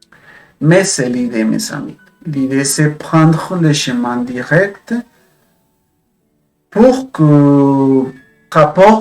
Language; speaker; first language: French; non-native, fluent; Spanish